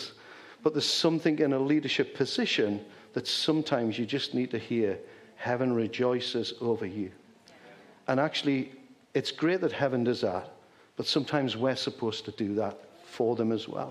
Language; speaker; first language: English; native; English